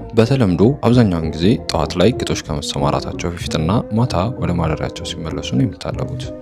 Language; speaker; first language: Amharic; non-native, local second language; Somali